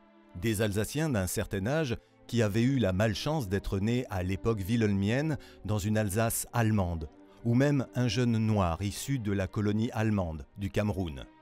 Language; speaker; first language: French; native; French